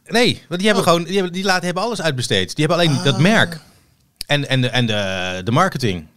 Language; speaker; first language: Dutch; native; Dutch